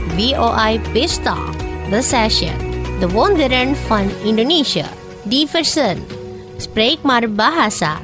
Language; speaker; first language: Dutch; non-native, fluent; Indonesian